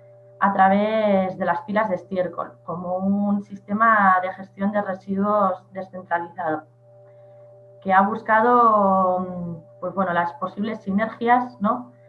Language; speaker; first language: Spanish; native; Spanish